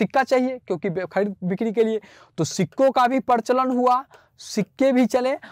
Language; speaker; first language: Hindi; native; Hindi